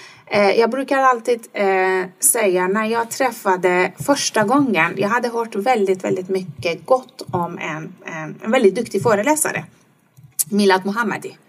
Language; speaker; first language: Swedish; non-native, fluent; Persian